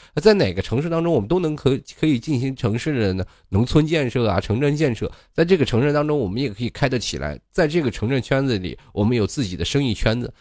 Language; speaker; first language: Chinese; native; Chinese